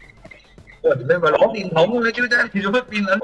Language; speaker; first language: Chinese; native; Chinese